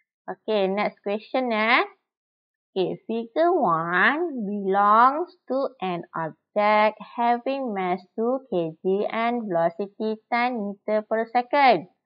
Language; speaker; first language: English; non-native, local second language; Malay